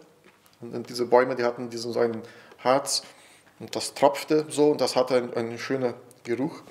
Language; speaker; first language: German; non-native, fluent; Portuguese